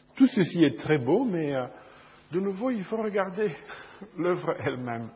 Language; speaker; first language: French; non-native, fluent; Romanian